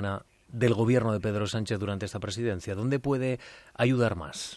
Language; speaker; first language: Spanish; native; Spanish